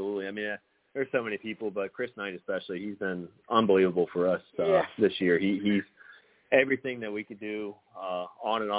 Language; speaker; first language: English; native; English